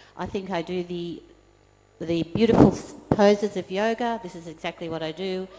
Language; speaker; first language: English; native; English